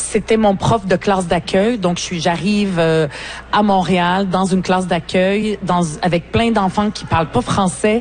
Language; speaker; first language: French; early bilingual, other home language; Arabic